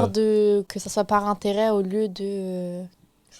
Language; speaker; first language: French; native; French